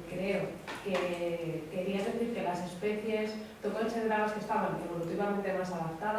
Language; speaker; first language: Spanish; native; Spanish